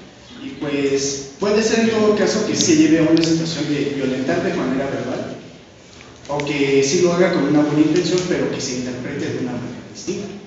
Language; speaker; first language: Spanish; native; Spanish